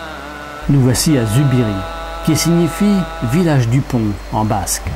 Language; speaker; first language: French; native; French